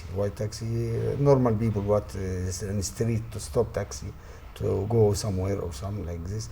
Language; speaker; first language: English; non-native, learner; Arabic